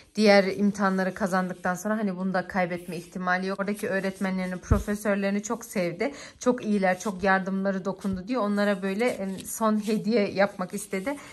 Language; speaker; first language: Turkish; early bilingual, heritage; Turkish